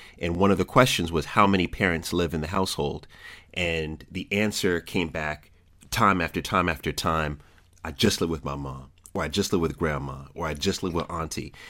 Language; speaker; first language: English; native; English